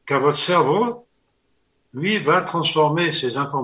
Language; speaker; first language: French; native; French